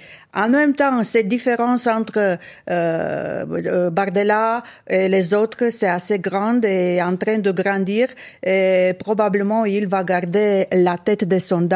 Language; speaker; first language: French; non-native, fluent; Romanian